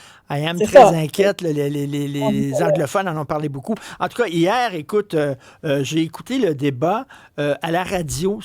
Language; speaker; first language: French; native; French